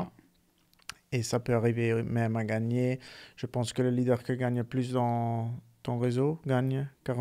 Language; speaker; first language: French; non-native, fluent; Italian